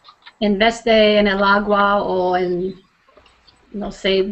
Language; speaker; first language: Spanish; non-native, learner; English